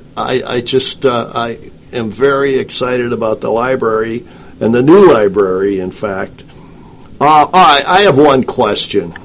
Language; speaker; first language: English; native; English